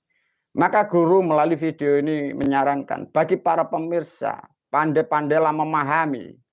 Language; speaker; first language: Indonesian; non-native, local second language; Javanese